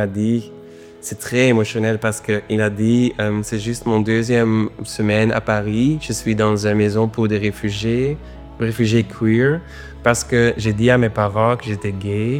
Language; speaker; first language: French; non-native, learner; Dutch